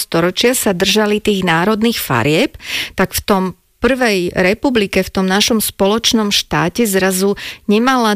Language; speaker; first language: Slovak; native; Slovak